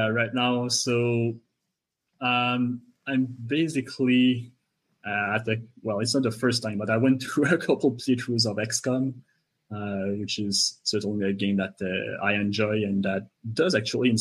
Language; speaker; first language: English; non-native, fluent; French